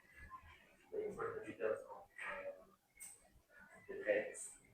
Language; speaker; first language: English; non-native, learner; Indonesian